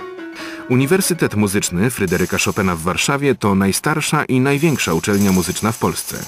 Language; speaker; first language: Polish; native; Polish